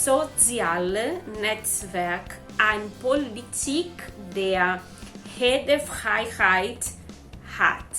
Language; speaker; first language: German; non-native, learner; Portuguese